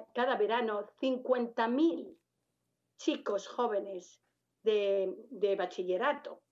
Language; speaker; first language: Spanish; native; Spanish